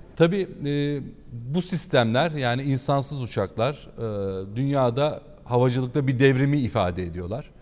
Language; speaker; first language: Turkish; native; Turkish